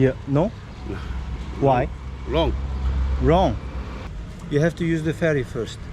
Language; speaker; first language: English; non-native, learner; Korean